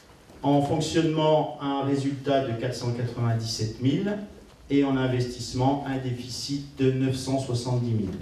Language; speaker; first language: French; native; French